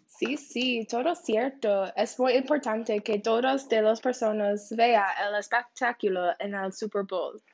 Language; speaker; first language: Spanish; non-native, learner; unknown